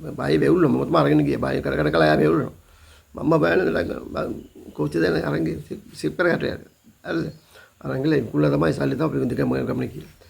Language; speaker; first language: Sinhala; native; Sinhala